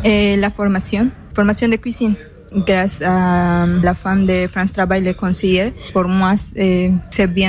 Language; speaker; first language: French; non-native, learner; Spanish